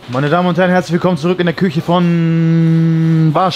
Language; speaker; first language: German; native; German